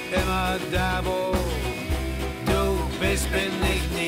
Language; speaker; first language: Icelandic; non-native, fluent; German